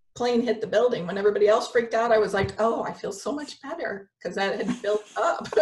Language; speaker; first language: English; native; English